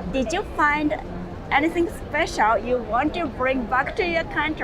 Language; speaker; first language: English; non-native, learner; Japanese